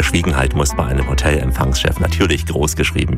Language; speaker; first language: German; native; German